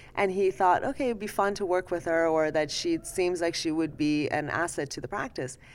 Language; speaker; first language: English; early bilingual, other home language; Persian